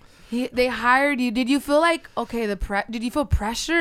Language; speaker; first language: English; native; English